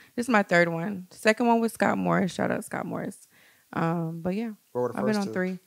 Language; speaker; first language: English; native; English